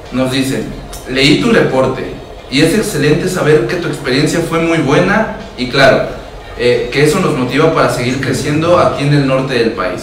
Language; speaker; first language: Spanish; native; Spanish